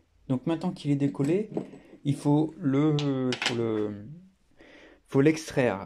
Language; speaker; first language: French; native; French